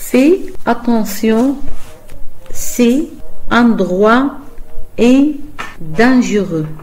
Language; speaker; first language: French; non-native, learner; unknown